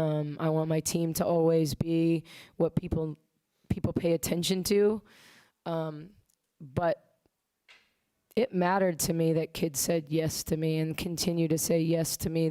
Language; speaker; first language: English; native; English